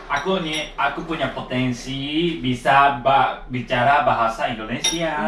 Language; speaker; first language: Indonesian; non-native, learner; Japanese